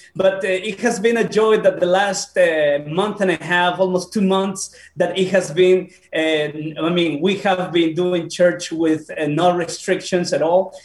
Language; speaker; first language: English; non-native, fluent; Spanish